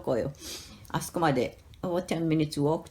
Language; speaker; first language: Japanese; native; Japanese